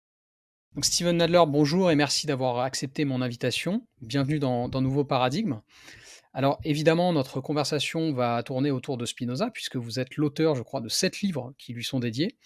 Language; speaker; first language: French; native; French